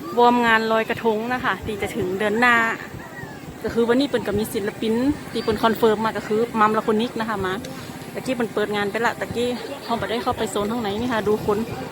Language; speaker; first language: Thai; native; Thai